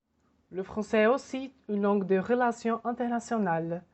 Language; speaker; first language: French; non-native, fluent; Portuguese